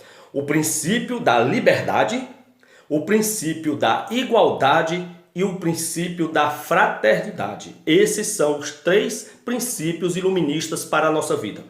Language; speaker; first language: Portuguese; native; Portuguese